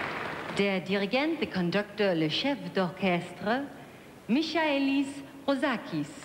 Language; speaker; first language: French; non-native, fluent; German